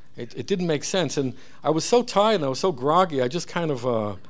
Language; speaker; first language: English; early bilingual, other home language; Hebrew